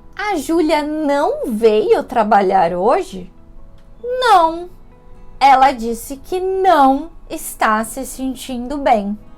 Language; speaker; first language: Portuguese; native; Portuguese